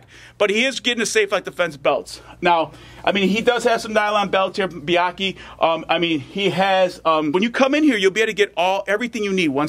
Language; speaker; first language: English; native; English